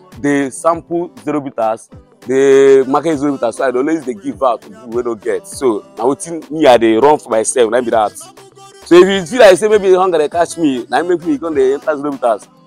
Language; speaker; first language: Nigerian Pidgin; non-native, local second language; Igbo